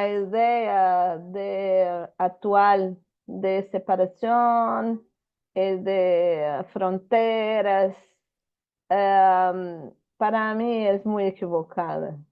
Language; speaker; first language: Spanish; non-native, fluent; Portuguese